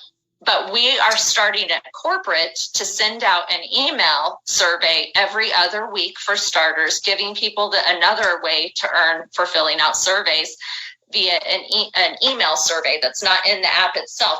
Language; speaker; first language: English; native; English